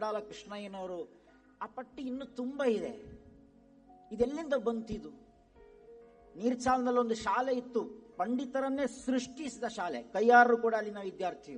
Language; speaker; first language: Kannada; non-native, local second language; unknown